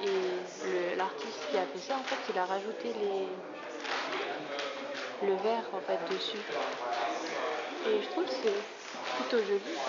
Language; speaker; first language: French; native; French